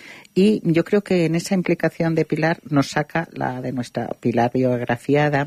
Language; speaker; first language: Spanish; native; Spanish